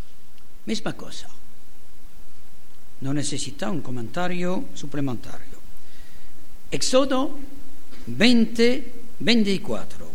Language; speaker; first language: Spanish; non-native, learner; French